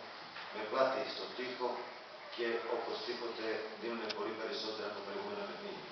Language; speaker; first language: Greek; non-native, fluent; Serbian